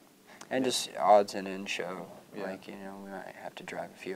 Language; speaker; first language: English; native; English